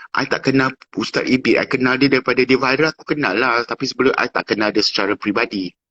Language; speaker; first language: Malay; non-native, fluent; English